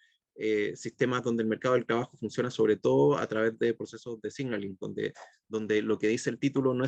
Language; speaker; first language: Spanish; native; Spanish